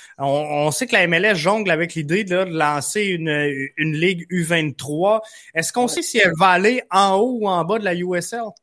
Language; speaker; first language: French; native; French